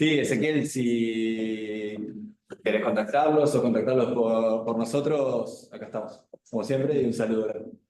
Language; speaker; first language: Spanish; native; Spanish